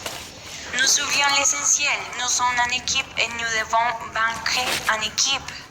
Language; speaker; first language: French; non-native, learner; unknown